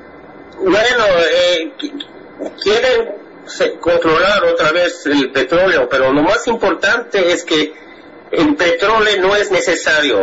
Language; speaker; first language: Spanish; non-native, fluent; English